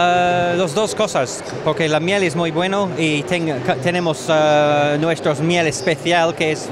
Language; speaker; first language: Spanish; non-native, learner; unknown